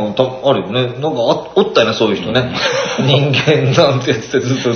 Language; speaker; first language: Japanese; native; Japanese